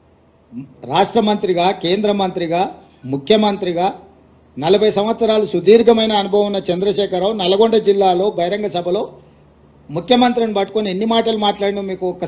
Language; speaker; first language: Telugu; native; Telugu